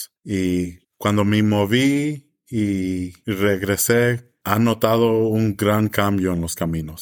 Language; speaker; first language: Spanish; early bilingual, heritage; English